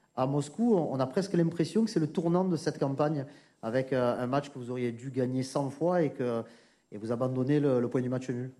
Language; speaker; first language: French; native; French